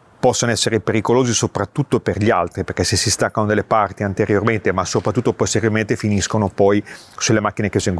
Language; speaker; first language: Italian; native; Italian